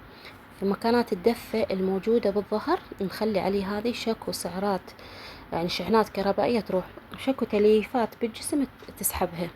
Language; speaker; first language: Arabic; native; Arabic